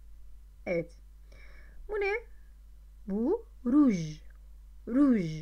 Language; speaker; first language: Turkish; non-native, fluent; Arabic